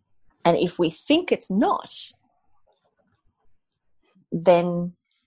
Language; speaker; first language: English; native; English